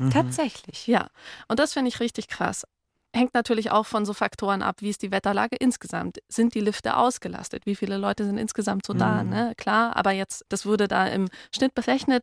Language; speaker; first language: German; native; German